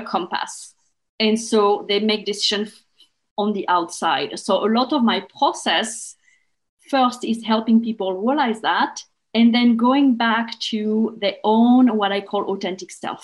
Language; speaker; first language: English; non-native, fluent; French